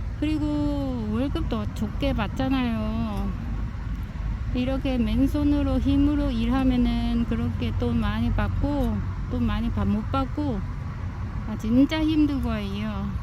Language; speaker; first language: Korean; non-native, learner; Vietnamese